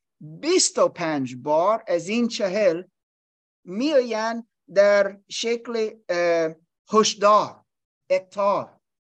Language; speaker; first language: Persian; non-native, learner; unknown